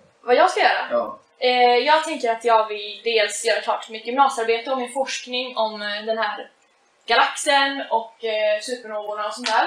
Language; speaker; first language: Swedish; native; Swedish